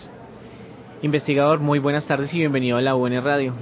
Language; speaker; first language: Spanish; native; Spanish